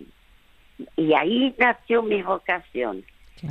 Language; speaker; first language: Spanish; non-native, fluent; French